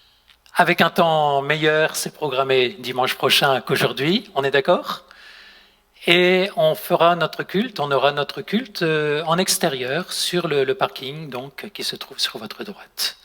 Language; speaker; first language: French; native; French